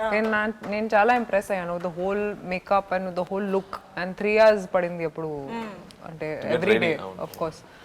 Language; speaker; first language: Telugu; non-native, fluent; Hindi